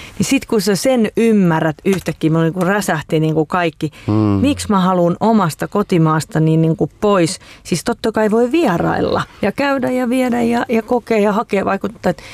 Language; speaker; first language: Finnish; native; Finnish